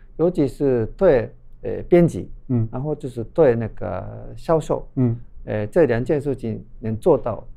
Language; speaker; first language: Chinese; non-native, fluent; Japanese